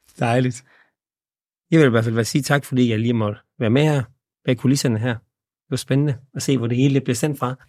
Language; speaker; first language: Danish; early bilingual, other home language; Persian